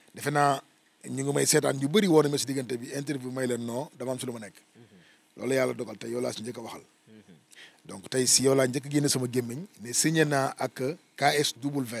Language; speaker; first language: Wolof; native; Wolof